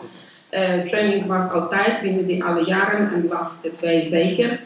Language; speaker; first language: Dutch; non-native, learner; Ukrainian